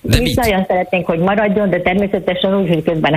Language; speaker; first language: Hungarian; native; Hungarian